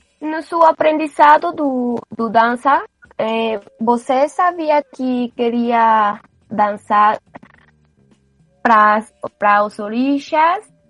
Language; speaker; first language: Portuguese; non-native, learner; Spanish